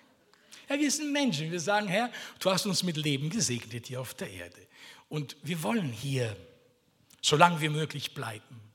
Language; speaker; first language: German; non-native, fluent; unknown